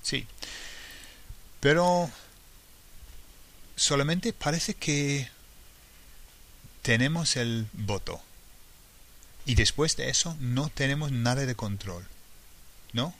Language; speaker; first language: Spanish; non-native, fluent; English